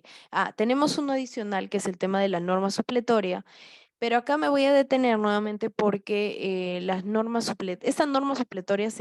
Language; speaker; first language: Spanish; native; Spanish